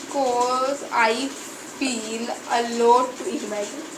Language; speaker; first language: English; non-native, learner; Hindi